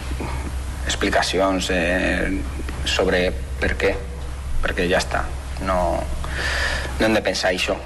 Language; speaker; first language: Catalan; non-native, fluent; Spanish